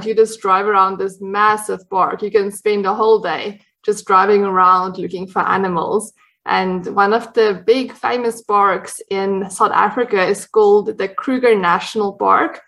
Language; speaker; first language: English; non-native, local second language; Afrikaans